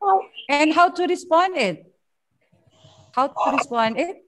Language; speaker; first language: English; non-native, fluent; Indonesian